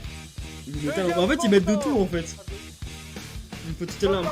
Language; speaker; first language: French; native; French